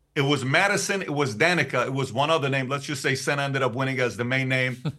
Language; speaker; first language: English; early bilingual, other home language; Persian